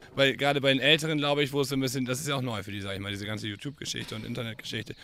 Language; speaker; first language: German; native; German